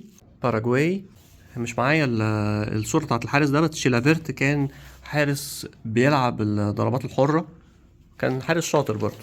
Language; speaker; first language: Arabic; native; Arabic